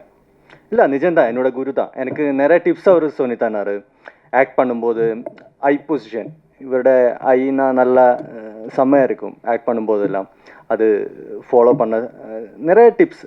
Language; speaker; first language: Tamil; non-native, fluent; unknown